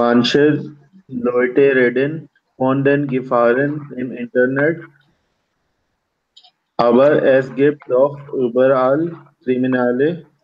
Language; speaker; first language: German; non-native, learner; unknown